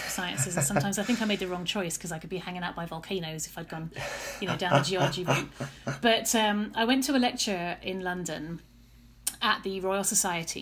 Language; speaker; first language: English; native; English